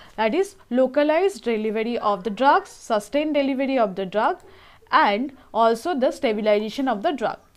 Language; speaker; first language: English; non-native, local second language; Bangla